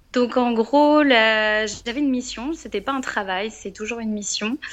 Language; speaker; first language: French; native; French